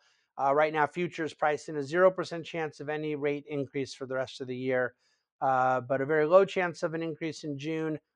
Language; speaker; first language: English; native; English